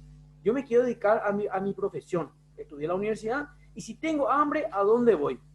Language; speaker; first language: Spanish; native; Spanish